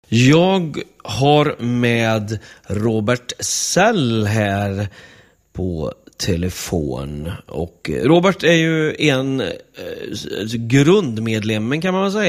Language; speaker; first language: Swedish; native; Swedish